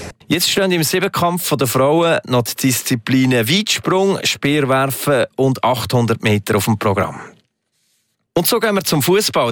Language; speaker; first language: German; native; German